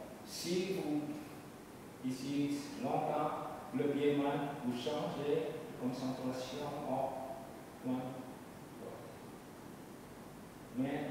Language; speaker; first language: French; non-native, learner; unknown